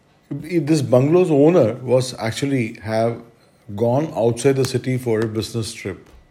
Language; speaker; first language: English; non-native, local second language; Malayalam